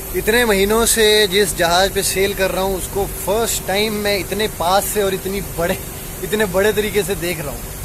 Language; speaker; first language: Hindi; native; Hindi